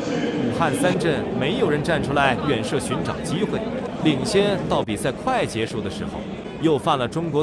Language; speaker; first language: Chinese; native; Chinese